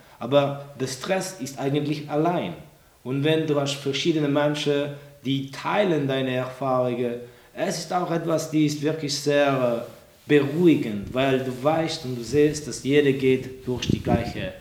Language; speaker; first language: German; non-native, local second language; French